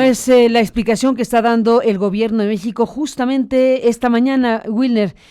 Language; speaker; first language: Spanish; native; Spanish